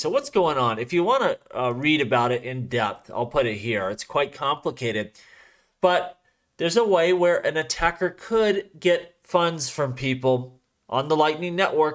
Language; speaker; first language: English; native; English